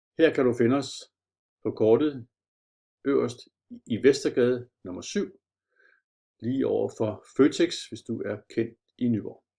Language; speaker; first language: Danish; native; Danish